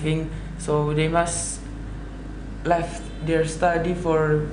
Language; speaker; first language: English; non-native, learner; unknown